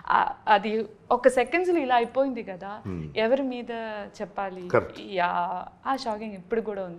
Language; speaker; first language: Telugu; non-native, learner; Malayalam